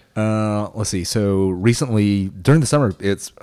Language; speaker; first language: English; early bilingual, other home language; Korean